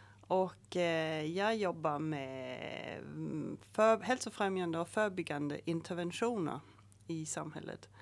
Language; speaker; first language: Swedish; native; Swedish